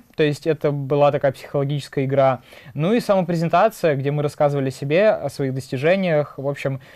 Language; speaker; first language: Russian; native; Russian